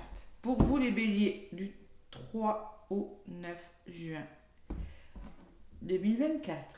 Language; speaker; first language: French; native; French